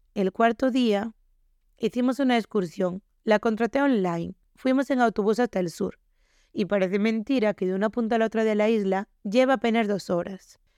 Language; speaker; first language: Spanish; native; Spanish